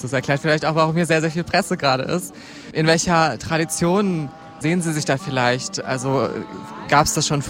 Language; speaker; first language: German; native; German